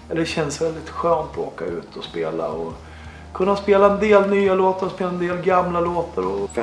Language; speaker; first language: Swedish; native; Swedish